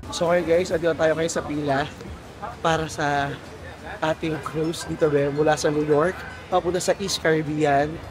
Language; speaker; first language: Filipino; native; Filipino